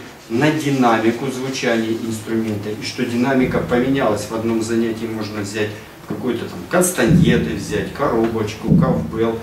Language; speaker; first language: Russian; native; Russian